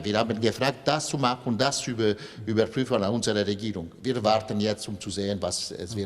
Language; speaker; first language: German; non-native, local second language; French